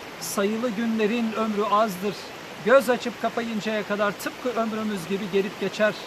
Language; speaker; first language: Turkish; native; Turkish